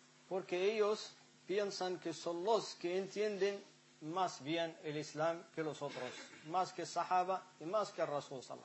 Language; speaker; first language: Spanish; non-native, fluent; Arabic